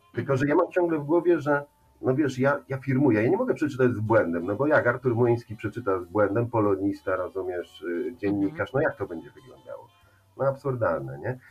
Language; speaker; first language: Polish; native; Polish